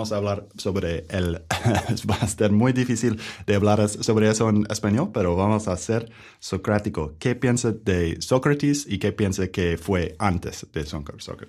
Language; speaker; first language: Spanish; non-native, learner; English